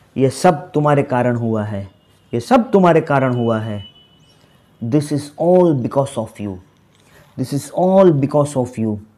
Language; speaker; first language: Hindi; native; Hindi